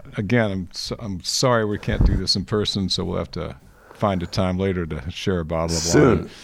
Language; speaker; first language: English; native; English